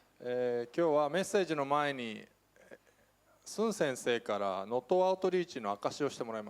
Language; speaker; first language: Japanese; native; Japanese